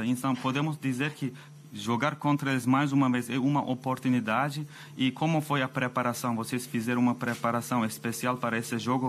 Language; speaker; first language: Portuguese; non-native, fluent; Turkish